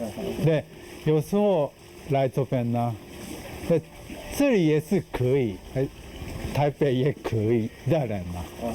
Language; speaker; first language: Chinese; non-native, fluent; Japanese